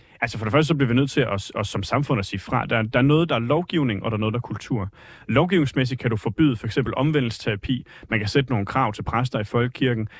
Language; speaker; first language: Danish; native; Danish